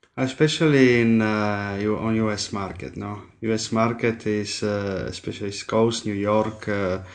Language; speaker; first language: English; non-native, fluent; Italian